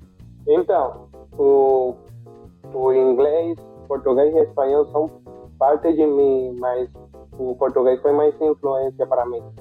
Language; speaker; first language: Portuguese; non-native, fluent; Spanish